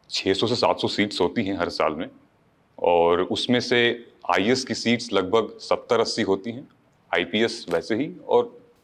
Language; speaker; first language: Hindi; native; Hindi